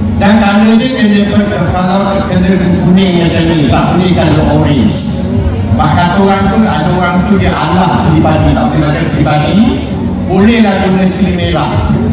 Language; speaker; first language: Malay; native; Malay